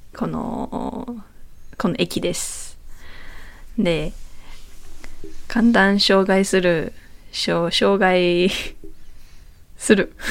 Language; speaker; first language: Japanese; non-native, learner; Chinese